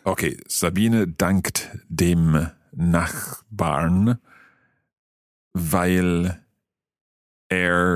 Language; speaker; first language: German; non-native, fluent; English